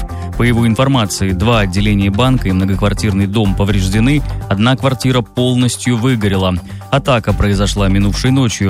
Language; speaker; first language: Russian; native; Russian